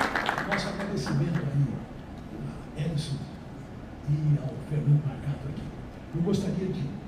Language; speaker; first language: Portuguese; native; Portuguese